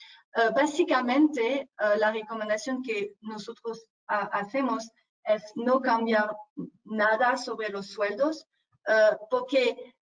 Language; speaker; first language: Spanish; non-native, fluent; French